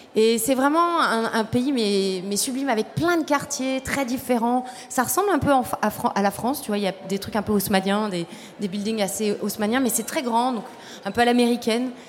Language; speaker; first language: French; early bilingual, other home language; Spanish